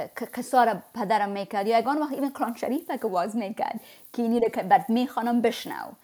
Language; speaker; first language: Persian; early bilingual, heritage; Persian